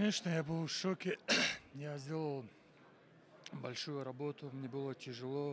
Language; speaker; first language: Russian; non-native, local second language; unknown